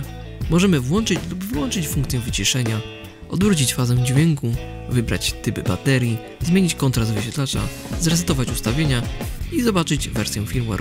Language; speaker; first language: Polish; native; Polish